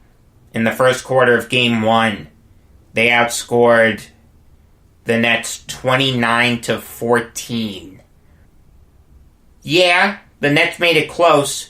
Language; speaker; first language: English; native; English